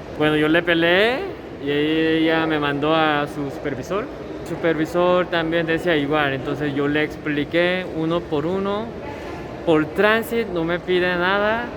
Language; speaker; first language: Spanish; non-native, fluent; Korean